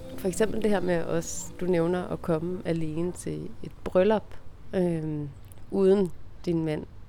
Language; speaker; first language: Danish; native; Danish